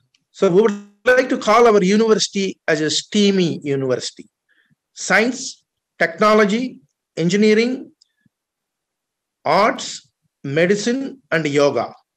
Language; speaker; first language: English; non-native, local second language; Telugu